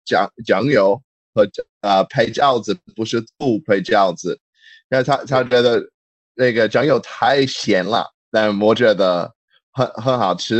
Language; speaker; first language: Chinese; non-native, learner; English